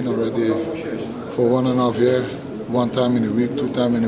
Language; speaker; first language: English; non-native, learner; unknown